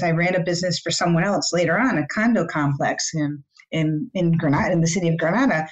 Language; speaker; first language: English; native; English